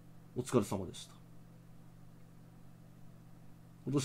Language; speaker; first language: Japanese; native; Japanese